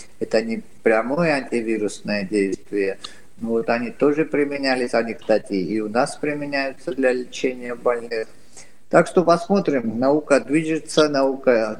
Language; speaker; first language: Russian; non-native, local second language; Georgian